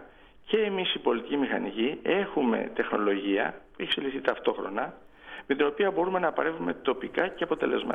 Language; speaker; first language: Greek; native; Greek